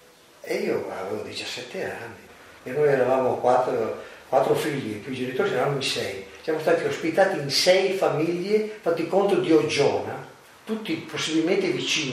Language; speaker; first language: Italian; non-native, local second language; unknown